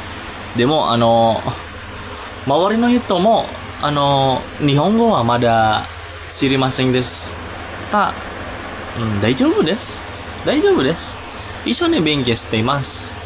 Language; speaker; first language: Japanese; non-native, learner; Indonesian